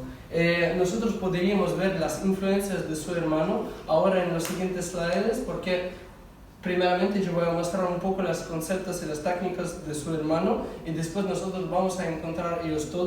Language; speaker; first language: Spanish; non-native, fluent; Russian